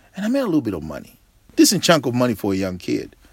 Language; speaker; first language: English; non-native, local second language; Bemba